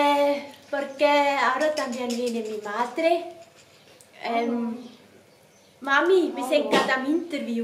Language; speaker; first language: Spanish; non-native, learner; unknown